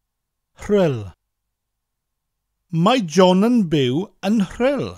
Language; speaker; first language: Welsh; non-native, fluent; English